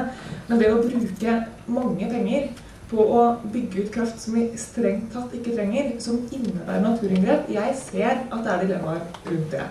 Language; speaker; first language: Norwegian; native; Norwegian